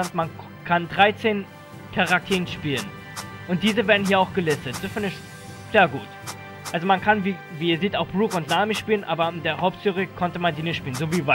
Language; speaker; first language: German; native; German